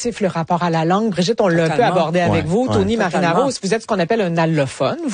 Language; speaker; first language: French; native; French